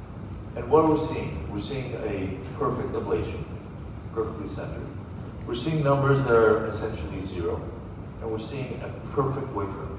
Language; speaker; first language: English; non-native, fluent; Greek